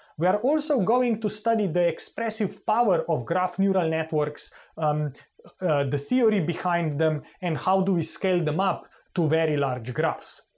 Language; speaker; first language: English; non-native, fluent; Slovenian